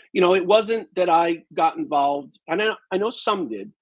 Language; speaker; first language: English; native; English